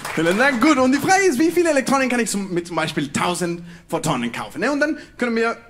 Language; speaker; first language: German; non-native, fluent; Spanish